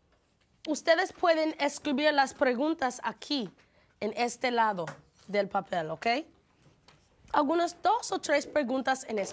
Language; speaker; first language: Spanish; non-native, fluent; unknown